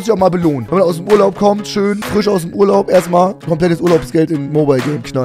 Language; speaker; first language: German; native; German